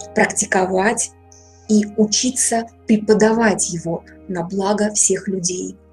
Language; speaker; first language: Russian; native; Russian